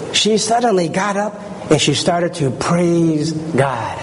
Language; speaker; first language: English; early bilingual, other home language; Chinese